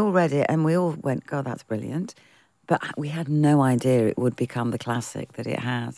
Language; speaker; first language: English; native; English